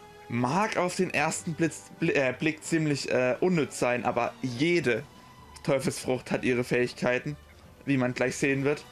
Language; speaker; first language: German; native; German